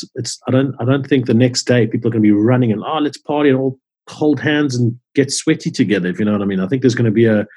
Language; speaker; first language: English; native; English